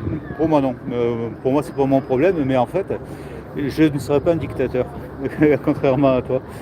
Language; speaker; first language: French; native; French